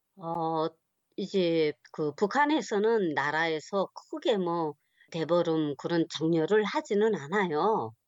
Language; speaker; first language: Korean; native; Korean